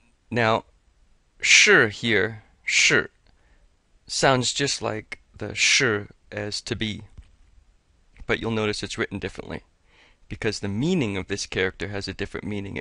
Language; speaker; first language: English; native; English